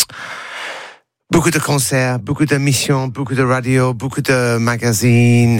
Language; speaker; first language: French; non-native, learner; English